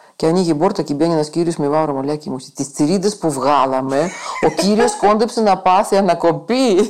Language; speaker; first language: Greek; non-native, fluent; Russian